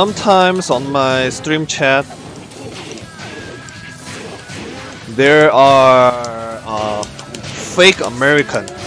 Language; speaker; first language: English; non-native, learner; Korean